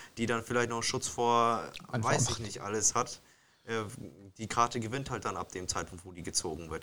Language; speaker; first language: German; native; German